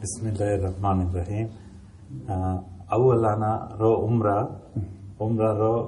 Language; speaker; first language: Arabic; non-native, learner; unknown